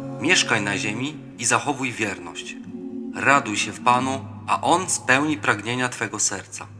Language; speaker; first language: Polish; native; Polish